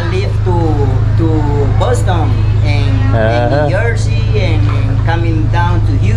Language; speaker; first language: English; non-native, learner; Spanish